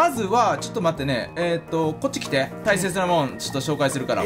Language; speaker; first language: Japanese; native; Japanese